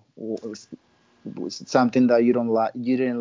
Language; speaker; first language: English; non-native, fluent; Spanish